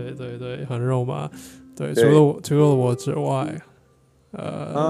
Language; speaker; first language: Chinese; non-native, learner; English